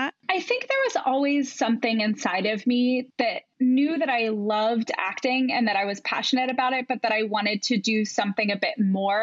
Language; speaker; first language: English; native; English